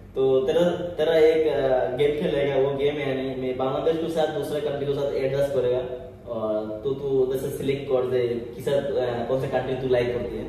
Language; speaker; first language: Hindi; non-native, learner; Bangla